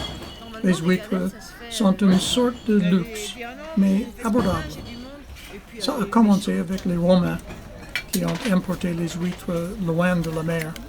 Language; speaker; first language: French; non-native, fluent; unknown